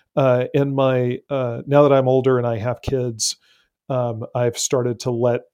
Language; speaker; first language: English; native; English